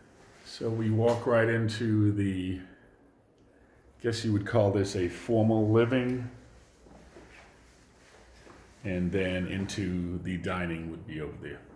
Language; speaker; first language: English; native; English